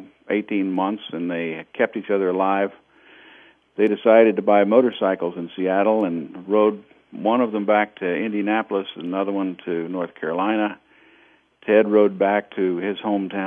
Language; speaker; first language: English; native; English